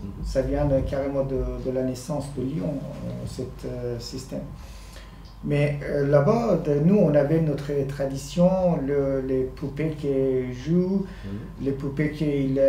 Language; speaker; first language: French; non-native, fluent; Persian